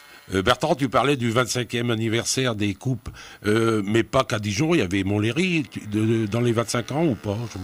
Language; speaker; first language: French; native; French